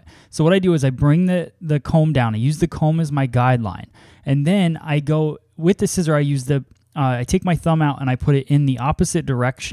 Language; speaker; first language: English; native; English